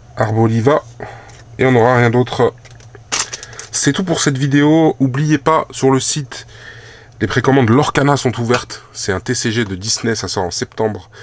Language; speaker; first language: French; native; French